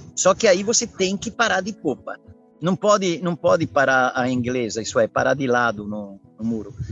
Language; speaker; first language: Portuguese; early bilingual, other home language; Italian